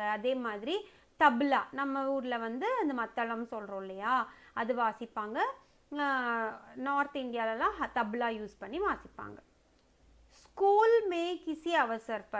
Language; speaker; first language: Tamil; native; Tamil